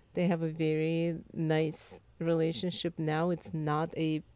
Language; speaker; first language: English; non-native, fluent; Lithuanian